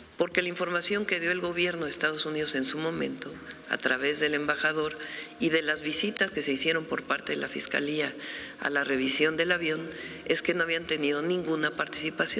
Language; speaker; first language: Spanish; native; Spanish